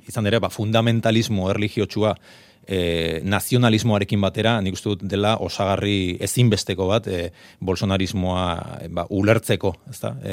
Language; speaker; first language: Basque; native; Basque